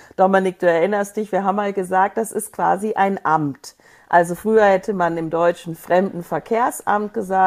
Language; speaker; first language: German; native; German